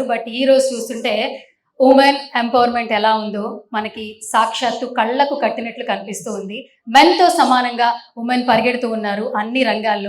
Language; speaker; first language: Telugu; native; Telugu